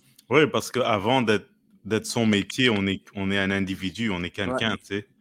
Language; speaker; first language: French; native; French